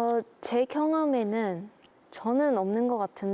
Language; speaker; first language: Korean; non-native, learner; English